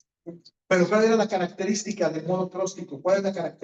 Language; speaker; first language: Spanish; native; Spanish